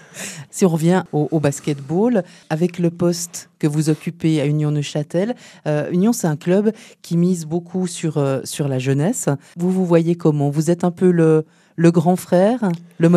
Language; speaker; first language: French; native; French